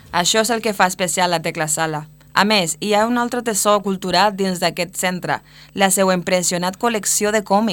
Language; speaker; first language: Catalan; non-native, learner; Spanish